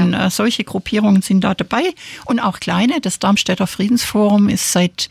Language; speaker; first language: German; native; German